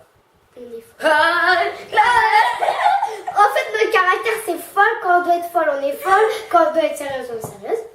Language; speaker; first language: French; native; French